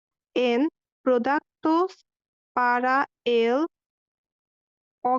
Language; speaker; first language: Spanish; non-native, learner; Bangla